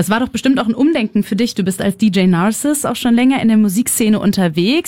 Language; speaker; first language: German; native; German